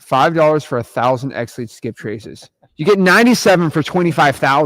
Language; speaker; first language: English; native; English